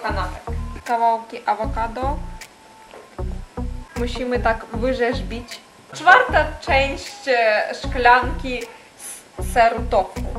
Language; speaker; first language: Polish; non-native, fluent; Ukrainian